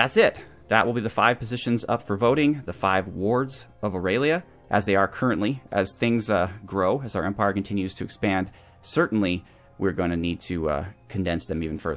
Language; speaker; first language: English; native; English